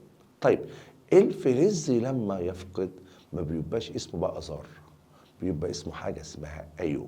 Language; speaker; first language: Arabic; native; Arabic